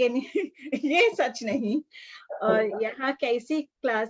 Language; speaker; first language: Hindi; non-native, learner; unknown